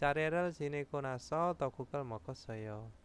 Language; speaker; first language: Korean; non-native, fluent; Indonesian